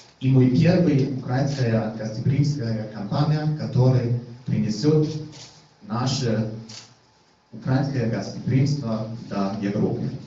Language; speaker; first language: Russian; non-native, learner; German